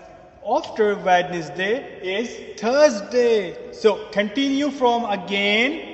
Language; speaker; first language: English; non-native, fluent; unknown